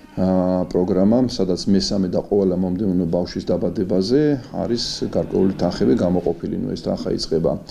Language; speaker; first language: Georgian; native; Georgian